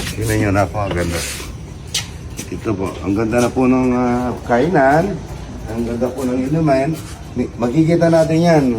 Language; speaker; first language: Filipino; non-native, local second language; Pampanga